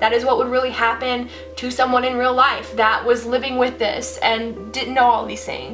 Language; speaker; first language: English; native; English